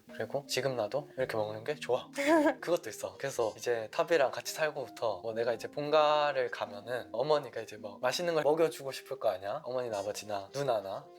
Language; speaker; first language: Korean; native; Korean